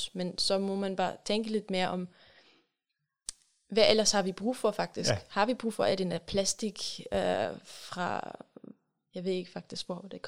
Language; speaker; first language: Danish; non-native, fluent; German